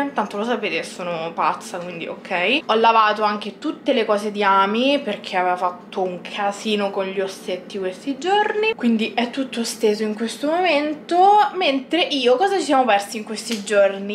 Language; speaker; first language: Italian; native; Italian